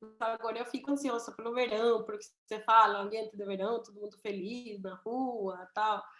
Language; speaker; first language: Portuguese; non-native, fluent; Spanish